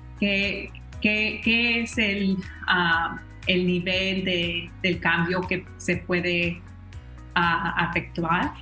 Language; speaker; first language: Spanish; early bilingual, heritage; Spanish